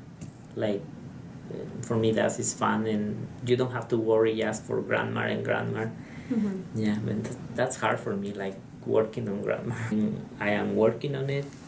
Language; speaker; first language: English; non-native, learner; Spanish